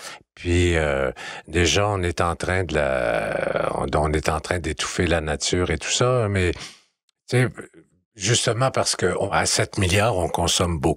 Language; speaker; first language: French; native; French